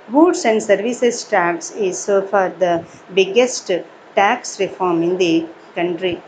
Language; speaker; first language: English; non-native, local second language; Telugu